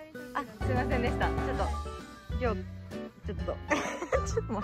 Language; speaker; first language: Japanese; native; Japanese